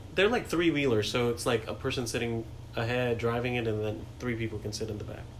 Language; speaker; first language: English; non-native, local second language; Hindi